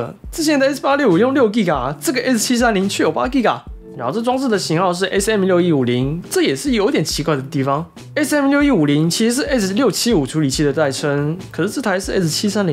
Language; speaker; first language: Chinese; native; Chinese